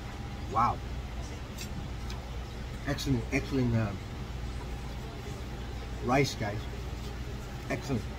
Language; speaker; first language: English; non-native, fluent; Vietnamese